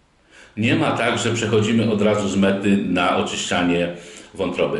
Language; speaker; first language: Polish; native; Polish